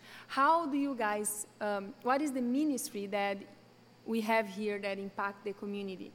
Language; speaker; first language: English; non-native, fluent; Portuguese